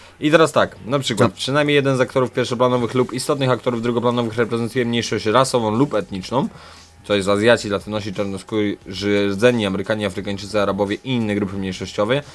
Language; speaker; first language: Polish; native; Polish